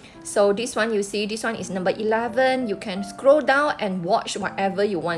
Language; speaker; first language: English; non-native, local second language; Chinese